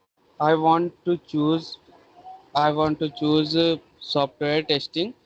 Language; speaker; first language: English; non-native, learner; Hindi